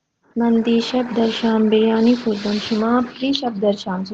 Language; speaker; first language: Persian; non-native, learner; Urdu